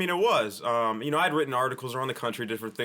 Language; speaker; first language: English; native; English